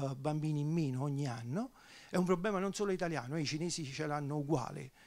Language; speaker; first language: Italian; native; Italian